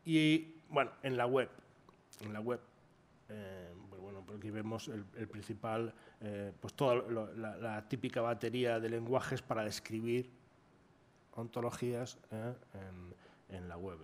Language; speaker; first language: Spanish; native; Spanish